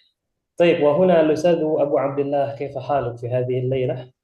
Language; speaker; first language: Arabic; non-native, fluent; Indonesian